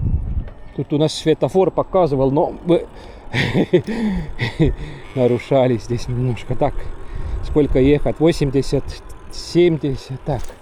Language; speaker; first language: Russian; non-native, local second language; Estonian